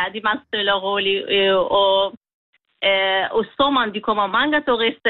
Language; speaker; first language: Danish; non-native, learner; Kurdish